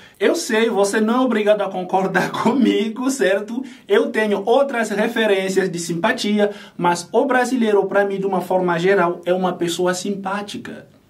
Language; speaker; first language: Portuguese; non-native, fluent; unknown